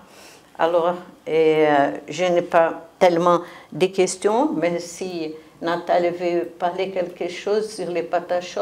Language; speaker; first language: French; non-native, fluent; Portuguese